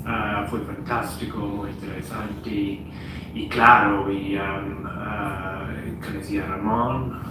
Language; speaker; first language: Spanish; non-native, fluent; English